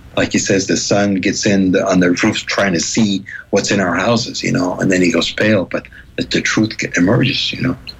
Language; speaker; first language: English; non-native, fluent; Spanish